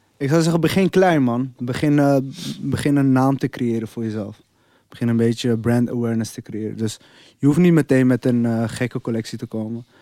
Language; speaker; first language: Dutch; early bilingual, other home language; Arabic